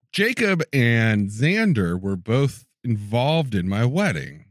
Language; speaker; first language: English; native; English